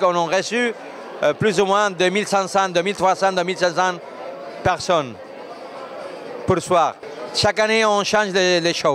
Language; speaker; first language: French; non-native, learner; Spanish